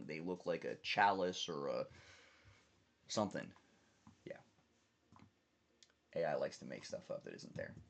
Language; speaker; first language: English; native; English